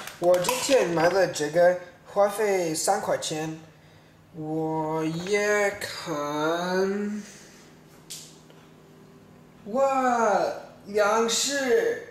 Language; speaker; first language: Chinese; non-native, learner; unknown